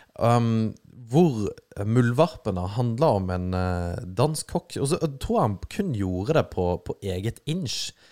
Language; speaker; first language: Norwegian; native; Norwegian